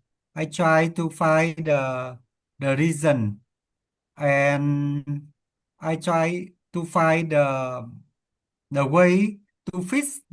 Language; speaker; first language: English; non-native, learner; Vietnamese